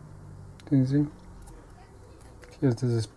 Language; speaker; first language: German; non-native, learner; Polish